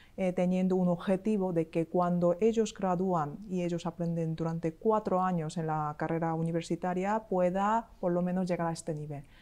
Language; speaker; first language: Spanish; non-native, fluent; Korean